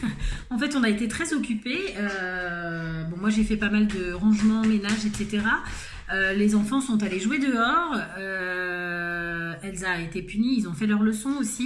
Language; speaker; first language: French; native; French